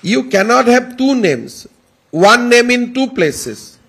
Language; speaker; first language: English; non-native, local second language; Assamese